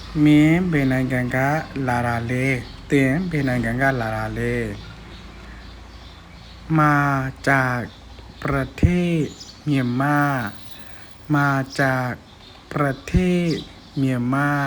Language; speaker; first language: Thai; non-native, fluent; Burmese